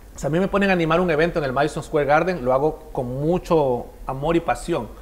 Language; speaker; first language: Spanish; native; Spanish